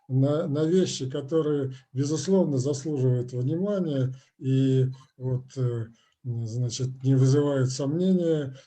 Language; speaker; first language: Russian; native; Russian